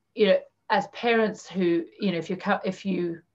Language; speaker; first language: English; native; English